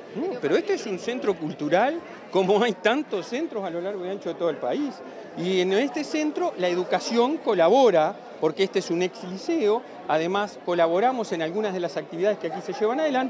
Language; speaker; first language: Spanish; native; Spanish